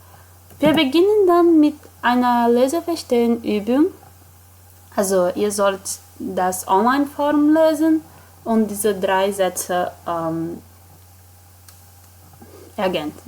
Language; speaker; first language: German; non-native, fluent; Portuguese